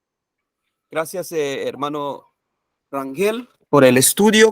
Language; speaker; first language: Spanish; native; Spanish